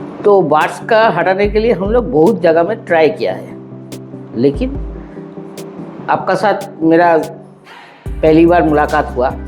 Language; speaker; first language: Hindi; non-native, local second language; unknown